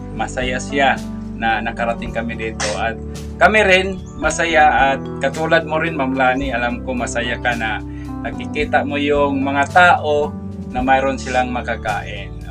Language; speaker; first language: Filipino; non-native, local second language; Cebuano